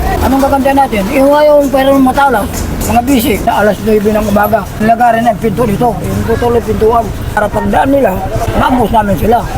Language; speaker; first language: Filipino; non-native, local second language; Waray